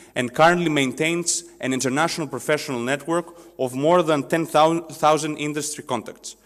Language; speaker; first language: English; non-native, fluent; Greek